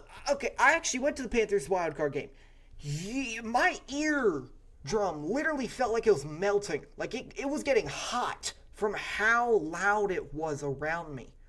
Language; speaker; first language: English; native; English